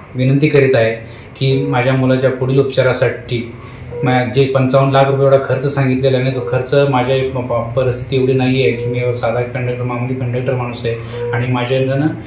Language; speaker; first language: Marathi; native; Marathi